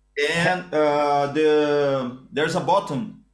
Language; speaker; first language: English; non-native, learner; Portuguese